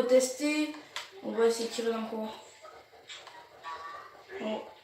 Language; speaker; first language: French; native; French